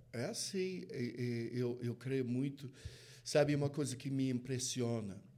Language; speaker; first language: Portuguese; non-native, fluent; English